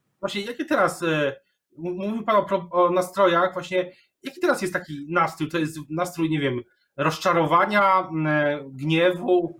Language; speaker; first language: Polish; native; Polish